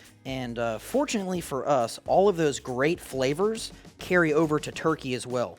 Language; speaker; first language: English; native; English